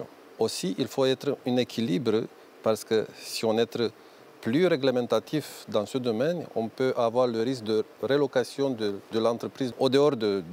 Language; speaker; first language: French; non-native, learner; Romanian